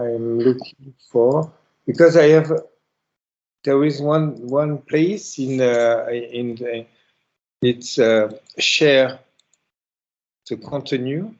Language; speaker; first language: English; non-native, learner; French